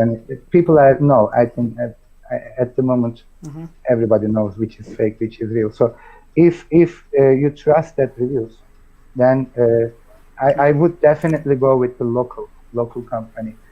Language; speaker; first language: English; non-native, fluent; Turkish